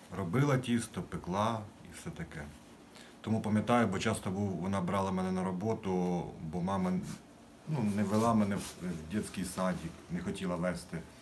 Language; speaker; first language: Ukrainian; native; Ukrainian